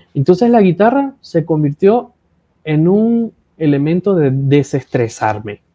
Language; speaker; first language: Spanish; native; Spanish